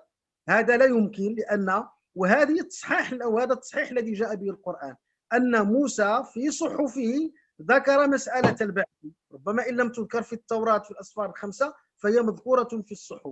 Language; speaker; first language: Arabic; native; Arabic